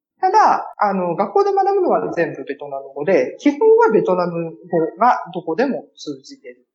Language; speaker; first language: Japanese; native; Japanese